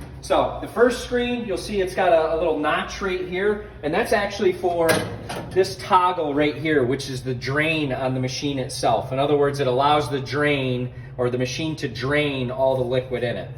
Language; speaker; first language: English; native; English